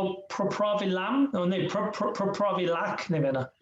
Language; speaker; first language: Russian; non-native, learner; English